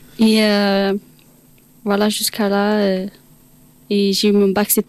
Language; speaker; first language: French; non-native, fluent; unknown